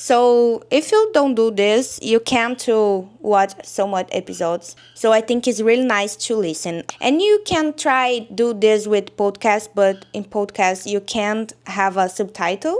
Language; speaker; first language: English; non-native, learner; Portuguese